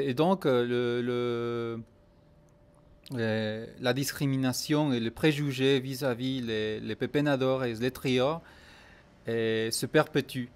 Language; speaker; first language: French; non-native, fluent; Spanish